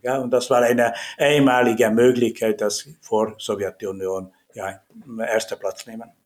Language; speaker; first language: German; non-native, learner; Hungarian